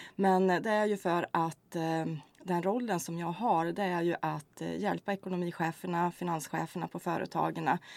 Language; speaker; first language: Swedish; native; Swedish